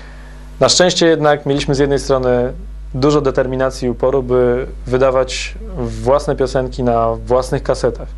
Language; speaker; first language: Polish; native; Polish